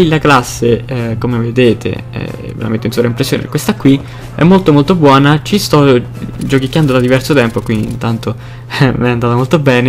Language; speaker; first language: Italian; native; Italian